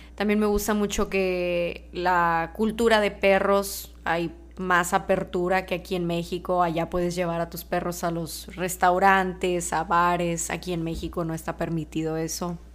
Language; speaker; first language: Spanish; native; Spanish